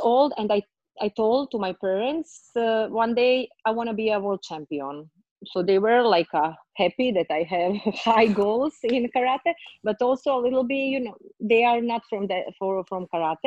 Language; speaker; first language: English; non-native, learner; Croatian